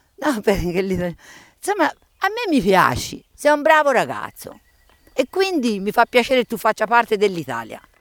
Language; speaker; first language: Italian; native; Italian